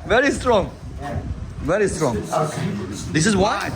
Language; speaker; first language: English; non-native, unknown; Turkish